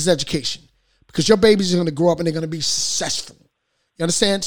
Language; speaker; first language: English; native; English